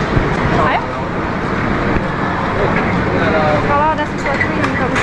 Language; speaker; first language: Indonesian; non-native, learner; English